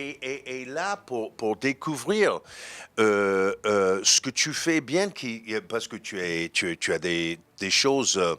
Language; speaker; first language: French; non-native, fluent; English